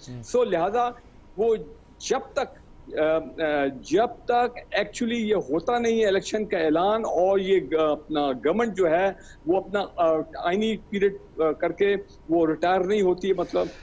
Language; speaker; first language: Urdu; native; Urdu